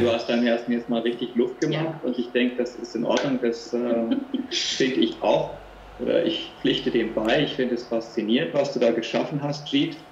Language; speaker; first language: German; native; German